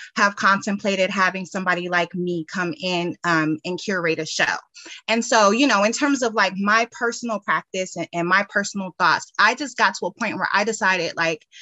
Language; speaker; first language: English; native; English